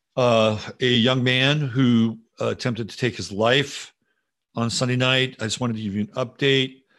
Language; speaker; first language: English; native; English